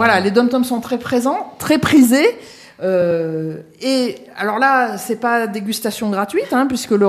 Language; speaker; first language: French; native; French